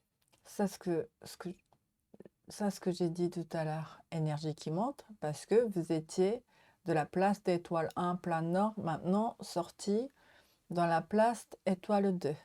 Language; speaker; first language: French; non-native, learner; Japanese